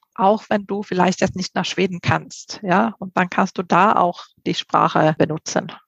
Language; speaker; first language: German; non-native, fluent; Swedish